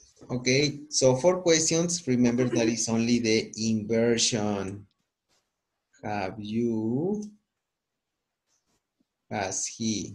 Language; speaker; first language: English; non-native, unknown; Spanish